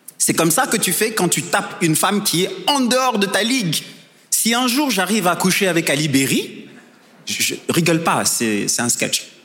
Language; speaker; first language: French; non-native, local second language; Kinyarwanda